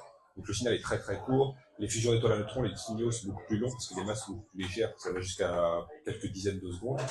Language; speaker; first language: French; native; French